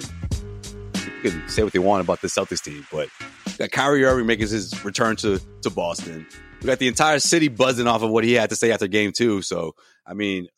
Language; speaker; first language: English; native; English